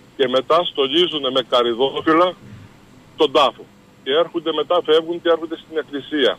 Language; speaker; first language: Greek; native; Greek